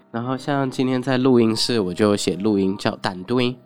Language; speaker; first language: Chinese; early bilingual, other home language; Burmese